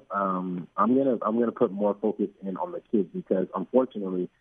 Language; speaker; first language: English; native; English